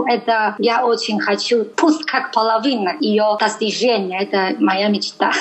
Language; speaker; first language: Russian; non-native, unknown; Chinese